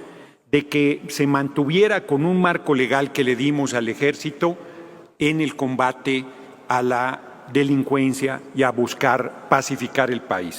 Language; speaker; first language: Spanish; native; Spanish